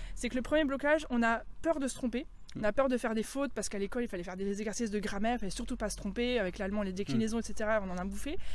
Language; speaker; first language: French; native; French